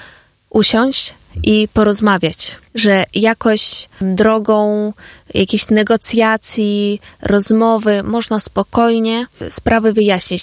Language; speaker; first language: Polish; non-native, fluent; Ukrainian